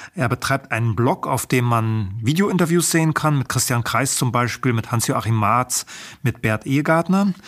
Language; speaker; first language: German; native; German